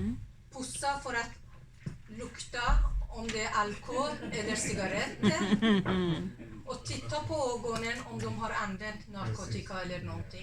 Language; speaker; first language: Swedish; non-native, fluent; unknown